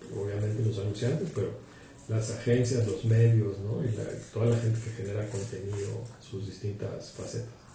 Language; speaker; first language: Spanish; native; Spanish